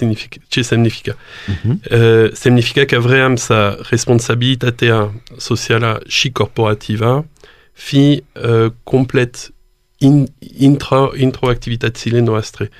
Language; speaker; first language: Romanian; non-native, learner; French